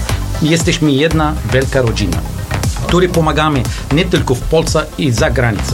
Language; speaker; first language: Polish; non-native, learner; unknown